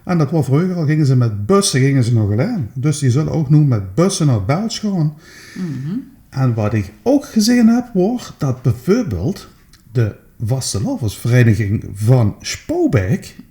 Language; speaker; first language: Dutch; native; Dutch